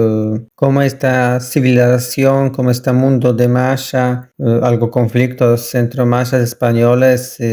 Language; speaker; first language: Spanish; non-native, learner; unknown